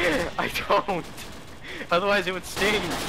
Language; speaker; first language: English; native; English